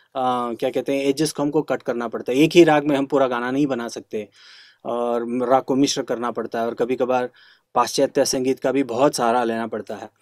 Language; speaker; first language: Hindi; non-native, local second language; Kannada